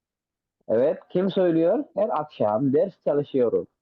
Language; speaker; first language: Turkish; non-native, fluent; Indonesian